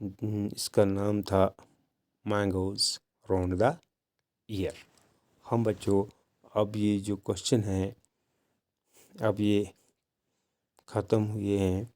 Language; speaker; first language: Hindi; non-native, local second language; Kashmiri